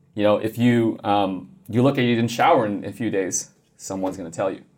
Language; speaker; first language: English; native; English